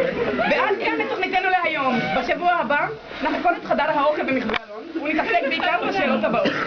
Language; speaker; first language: Hebrew; native; Hebrew